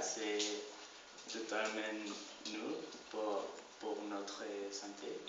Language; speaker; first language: French; non-native, learner; Spanish